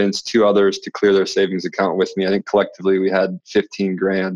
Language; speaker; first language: English; native; English